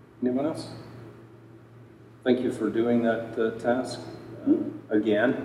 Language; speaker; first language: English; native; English